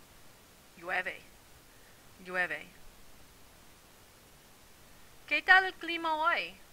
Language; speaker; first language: Spanish; non-native, fluent; English